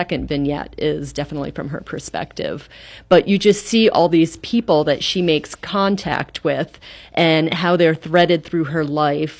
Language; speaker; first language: English; native; English